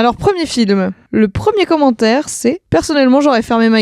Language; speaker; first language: French; native; French